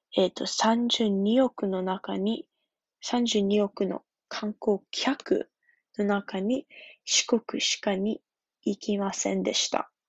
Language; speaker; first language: Japanese; early bilingual, heritage; Japanese